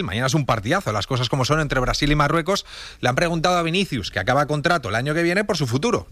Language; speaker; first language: Spanish; native; Spanish